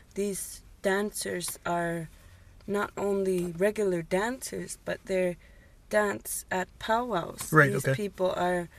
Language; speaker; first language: English; non-native, fluent; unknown